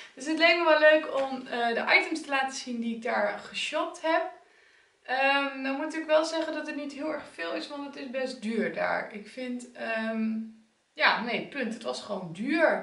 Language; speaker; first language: Dutch; native; Dutch